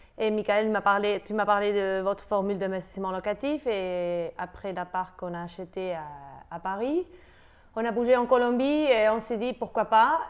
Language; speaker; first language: French; non-native, fluent; Spanish